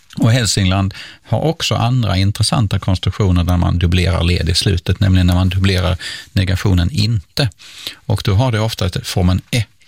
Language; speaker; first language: Swedish; native; Swedish